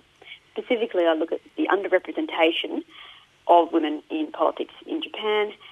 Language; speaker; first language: English; native; English